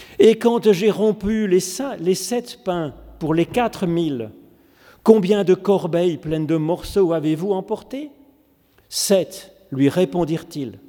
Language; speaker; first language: French; native; French